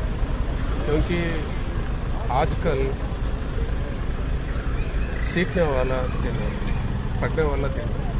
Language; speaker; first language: Hindi; non-native, local second language; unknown